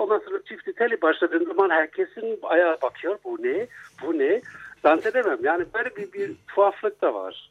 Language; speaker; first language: Turkish; non-native, fluent; German